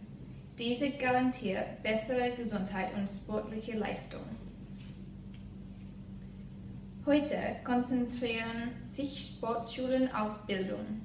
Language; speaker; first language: German; non-native, learner; English